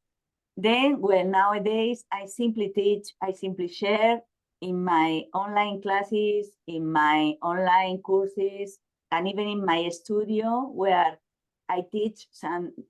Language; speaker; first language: English; non-native, learner; Spanish